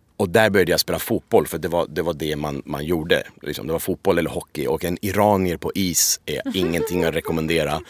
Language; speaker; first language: Swedish; early bilingual, other home language; Persian